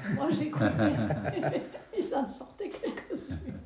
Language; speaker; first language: French; native; French